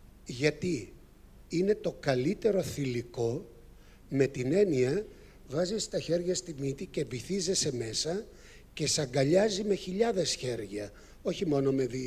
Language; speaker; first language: Greek; native; Greek